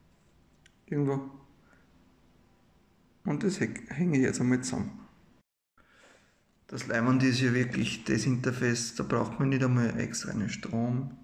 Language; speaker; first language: German; native; German